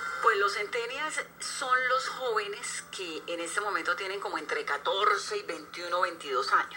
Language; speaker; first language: Spanish; native; Spanish